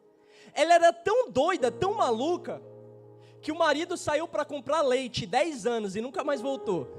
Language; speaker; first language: Portuguese; native; Portuguese